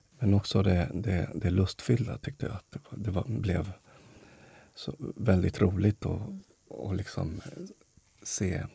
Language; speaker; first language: Swedish; early bilingual, other home language; Spanish